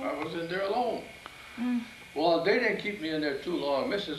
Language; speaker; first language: English; early bilingual, other home language; Italian